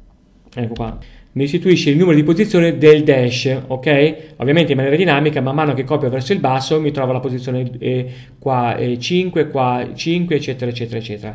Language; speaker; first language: Italian; native; Italian